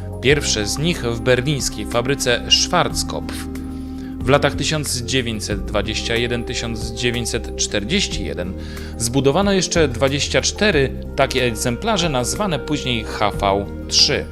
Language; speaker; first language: Polish; native; Polish